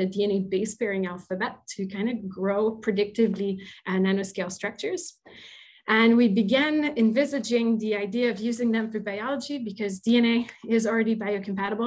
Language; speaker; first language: English; non-native, fluent; French